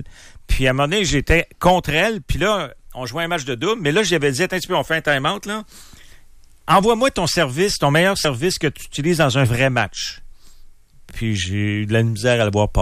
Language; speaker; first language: French; native; French